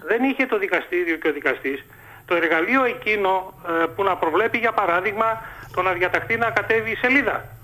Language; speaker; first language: Greek; native; Greek